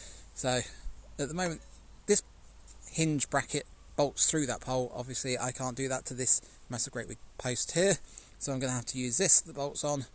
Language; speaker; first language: English; native; English